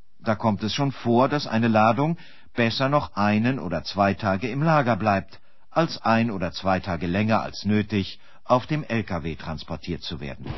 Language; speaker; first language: German; native; German